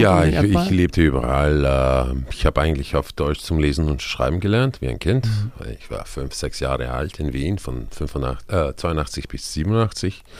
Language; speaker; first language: German; non-native, fluent; Spanish